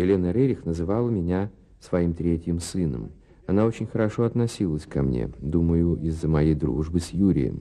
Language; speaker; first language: Russian; native; Russian